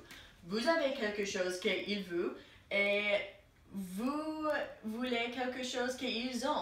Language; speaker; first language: French; non-native, learner; English